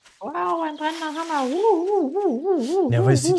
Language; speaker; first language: German; native; German